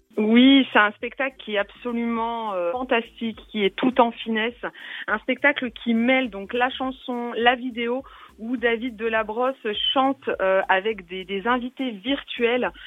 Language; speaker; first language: French; native; French